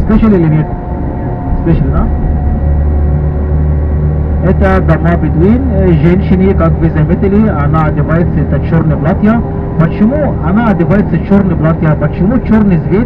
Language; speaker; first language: Russian; non-native, learner; Arabic